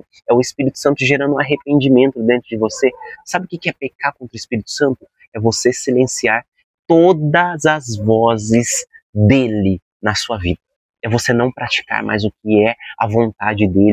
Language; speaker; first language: Portuguese; native; Portuguese